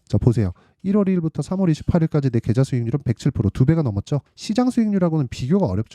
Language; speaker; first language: Korean; native; Korean